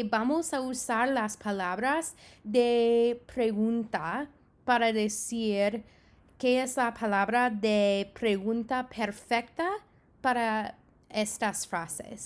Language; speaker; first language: Spanish; non-native, fluent; English